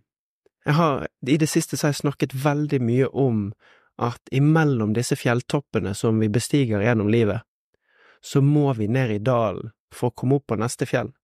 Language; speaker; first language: Norwegian; native; Norwegian